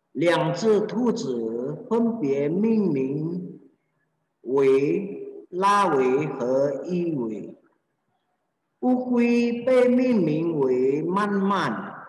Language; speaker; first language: Chinese; non-native, fluent; Indonesian